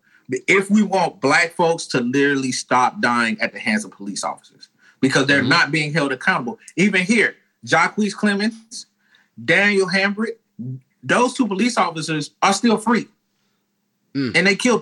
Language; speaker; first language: English; native; English